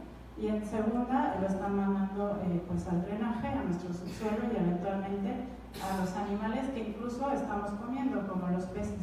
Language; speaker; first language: Spanish; native; Spanish